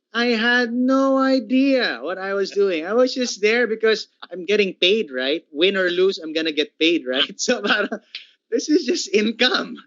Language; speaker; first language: English; non-native, local second language; Filipino